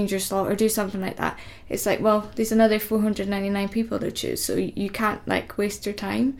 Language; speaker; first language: English; native; English